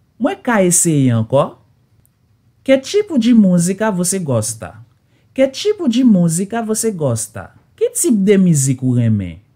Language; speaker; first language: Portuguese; non-native, learner; Haitian Creole